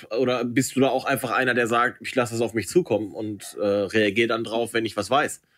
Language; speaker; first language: German; native; German